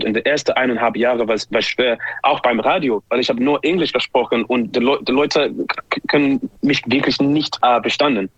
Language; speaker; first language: German; non-native, learner; English